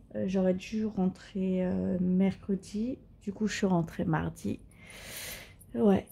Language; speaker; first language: French; native; French